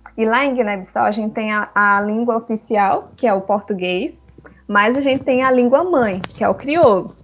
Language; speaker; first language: Portuguese; early bilingual, other home language; Upper Guinea Crioulo